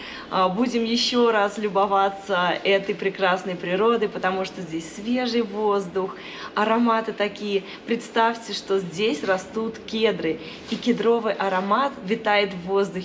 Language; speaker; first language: Russian; native; Russian